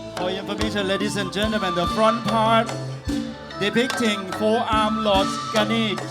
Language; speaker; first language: English; non-native, fluent; Thai